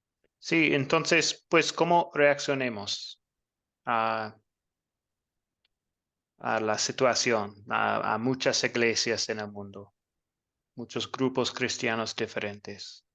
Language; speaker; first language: Spanish; non-native, fluent; English